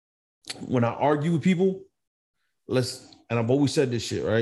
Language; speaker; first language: English; native; English